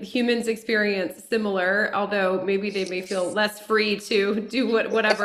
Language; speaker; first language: English; native; English